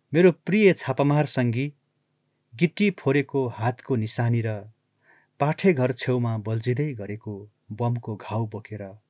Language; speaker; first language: Nepali; native; Nepali